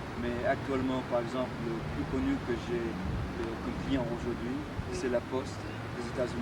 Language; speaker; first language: French; native; French